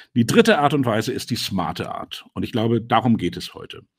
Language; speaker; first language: German; native; German